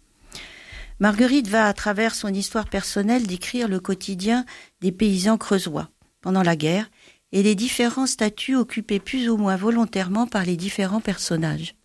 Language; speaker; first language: French; native; French